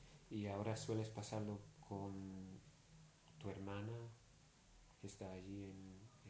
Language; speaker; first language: Spanish; non-native, fluent; English